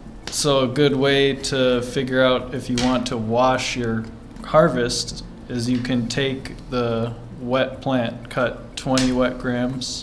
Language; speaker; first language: English; native; English